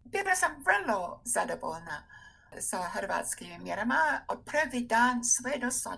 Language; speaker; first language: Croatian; non-native, fluent; English